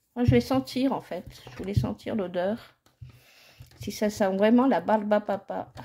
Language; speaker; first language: French; native; French